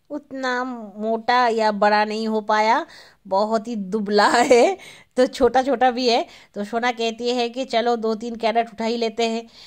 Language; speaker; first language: Hindi; non-native, local second language; Bangla